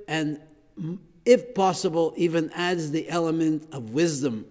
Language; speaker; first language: English; native; English